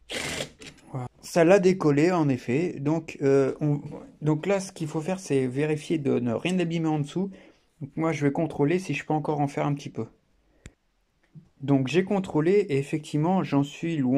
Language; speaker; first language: French; native; French